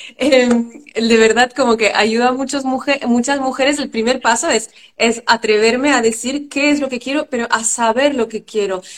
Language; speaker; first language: Spanish; non-native, fluent; French